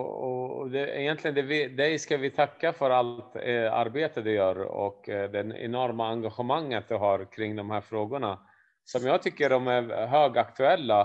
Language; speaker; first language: Swedish; non-native, fluent; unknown